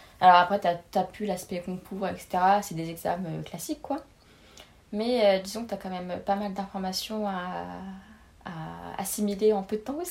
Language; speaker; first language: French; native; French